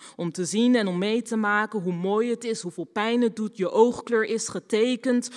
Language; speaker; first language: Dutch; native; Dutch